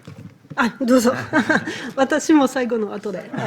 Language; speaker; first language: Japanese; non-native, fluent; French